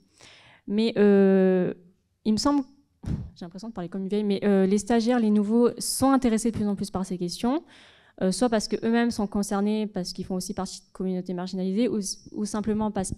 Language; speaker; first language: French; native; French